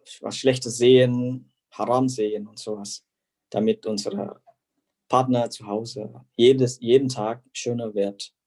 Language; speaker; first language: German; non-native, fluent; Indonesian